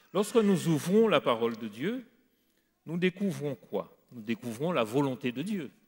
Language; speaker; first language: French; native; French